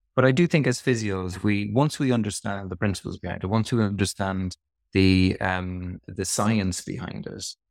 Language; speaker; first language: English; native; English